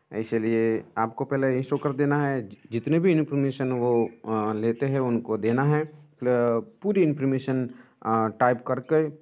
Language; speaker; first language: Hindi; non-native, local second language; Gujarati